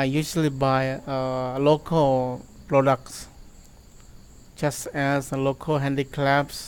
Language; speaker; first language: English; non-native, learner; Thai